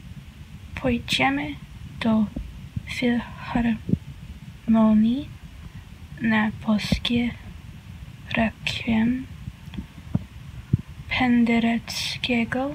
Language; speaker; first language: Polish; non-native, learner; English